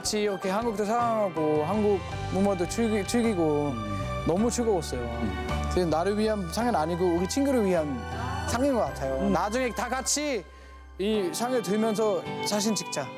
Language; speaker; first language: Korean; non-native, learner; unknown